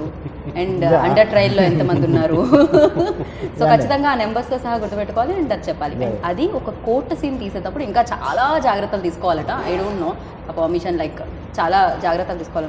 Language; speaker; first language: Telugu; native; Telugu